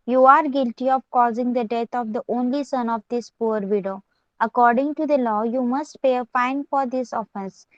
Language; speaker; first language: English; non-native, local second language; Marathi